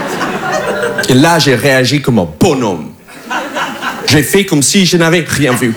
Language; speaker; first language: French; non-native, fluent; English